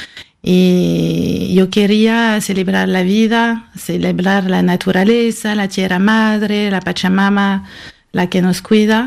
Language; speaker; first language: Spanish; non-native, fluent; French